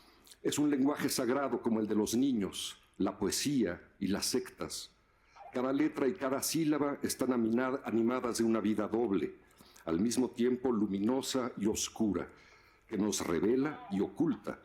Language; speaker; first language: Spanish; native; Spanish